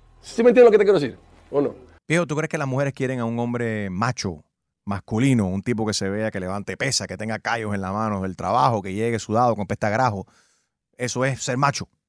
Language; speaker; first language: Spanish; early bilingual, heritage; Spanish